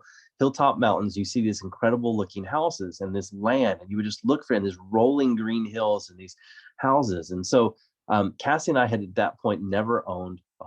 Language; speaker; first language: English; native; English